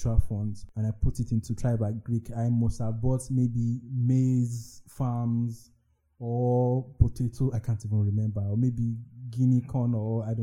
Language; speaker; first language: English; non-native, local second language; Yoruba